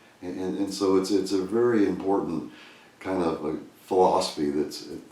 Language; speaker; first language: English; native; English